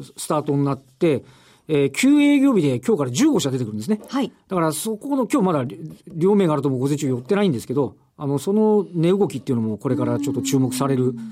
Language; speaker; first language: Japanese; native; Japanese